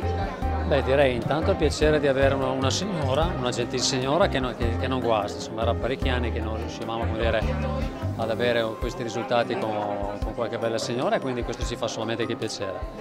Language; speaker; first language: Italian; native; Italian